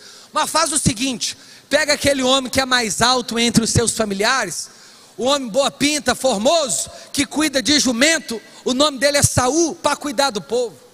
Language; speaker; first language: Portuguese; native; Portuguese